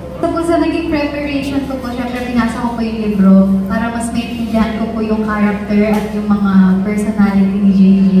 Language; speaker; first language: Filipino; native; Filipino